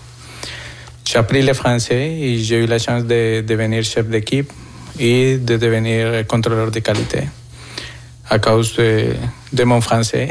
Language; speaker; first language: French; non-native, fluent; Spanish